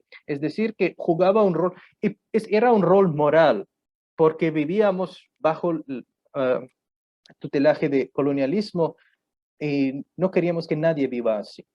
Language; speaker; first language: Spanish; non-native, fluent; Punjabi